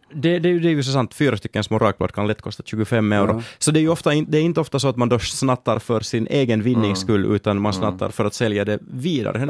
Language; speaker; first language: Swedish; native; Swedish